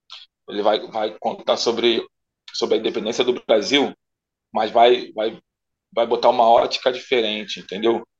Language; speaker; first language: Portuguese; native; Portuguese